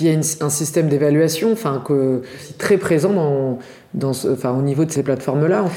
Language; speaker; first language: French; native; French